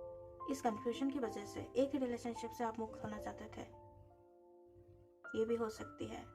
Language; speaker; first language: Hindi; native; Hindi